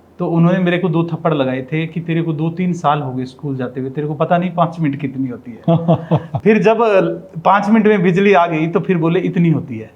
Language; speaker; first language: Hindi; non-native, local second language; Rajasthani